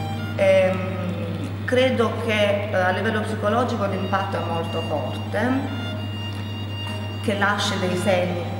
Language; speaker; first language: Italian; early bilingual, other home language; Albanian